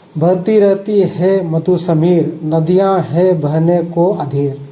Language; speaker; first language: Hindi; non-native, local second language; Malayalam